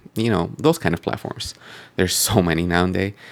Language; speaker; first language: English; native; English